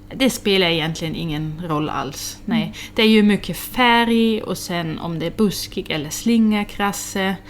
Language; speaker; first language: Swedish; native; Swedish